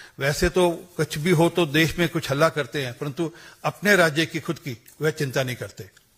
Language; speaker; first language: Hindi; non-native, local second language; Punjabi